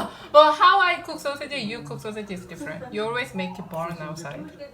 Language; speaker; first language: English; non-native, fluent; Korean